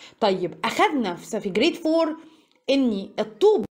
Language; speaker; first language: Arabic; native; Arabic